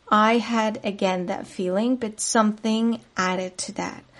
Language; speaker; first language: English; non-native, fluent; Spanish